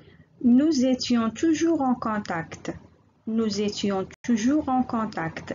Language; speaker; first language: French; non-native, local second language; Arabic